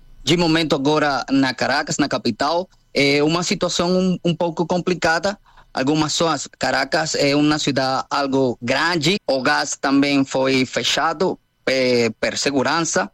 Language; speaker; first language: Portuguese; non-native, learner; Spanish